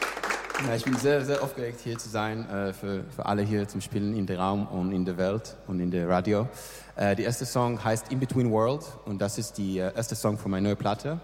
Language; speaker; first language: German; non-native, learner; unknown